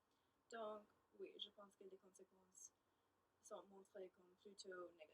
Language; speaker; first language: French; non-native, learner; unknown